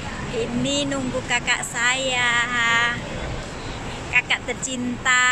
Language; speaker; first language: Indonesian; non-native, local second language; Javanese